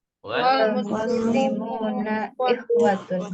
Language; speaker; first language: Arabic; non-native, learner; Indonesian